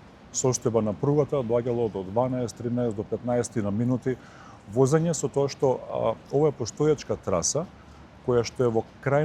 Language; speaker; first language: Macedonian; native; Macedonian